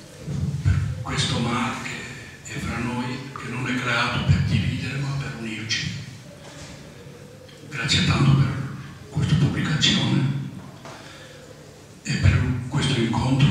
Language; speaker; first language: Italian; non-native, fluent; Albanian